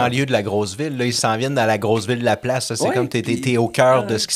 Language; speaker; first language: French; native; French